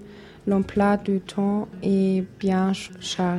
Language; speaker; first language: French; non-native, learner; German